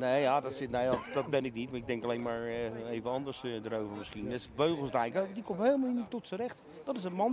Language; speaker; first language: Dutch; native; Dutch